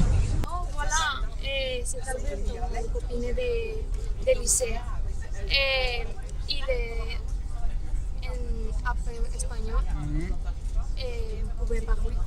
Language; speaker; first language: French; non-native, learner; Spanish